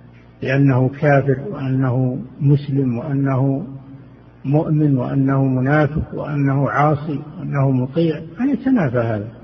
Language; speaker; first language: Arabic; native; Arabic